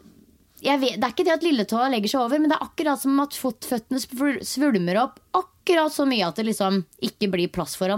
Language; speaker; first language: Norwegian; native; Norwegian